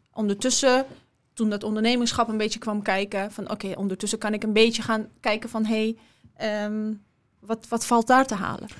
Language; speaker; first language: Dutch; early bilingual, other home language; Persian